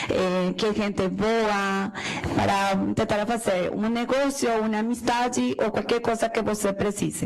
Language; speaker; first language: Portuguese; non-native, learner; Spanish